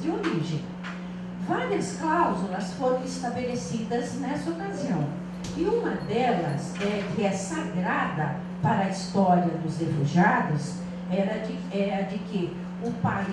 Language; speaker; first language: Portuguese; native; Portuguese